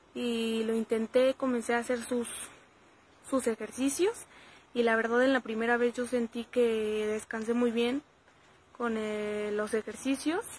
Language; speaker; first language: Spanish; native; Spanish